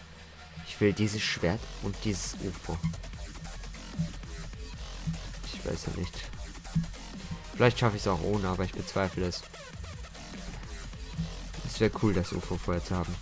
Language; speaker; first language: German; native; German